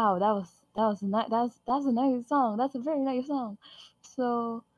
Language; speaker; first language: English; non-native, local second language; Filipino